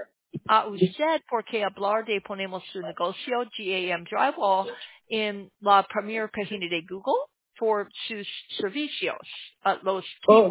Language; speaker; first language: Spanish; non-native, learner; English